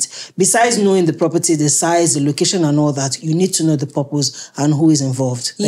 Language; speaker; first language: English; native; English